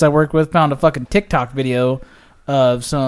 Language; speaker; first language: English; native; English